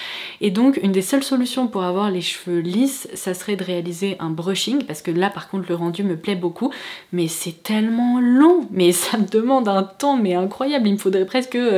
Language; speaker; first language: French; native; French